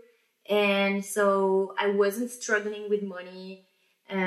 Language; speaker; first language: English; non-native, fluent; French